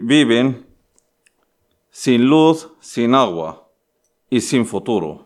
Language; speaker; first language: Spanish; non-native, learner; Arabic